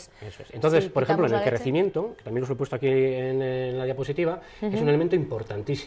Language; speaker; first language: Spanish; native; Spanish